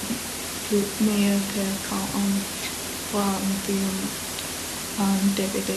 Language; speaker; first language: French; non-native, learner; English